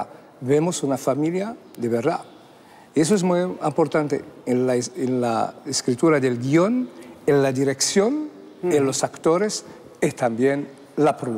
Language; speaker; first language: Spanish; non-native, fluent; Arabic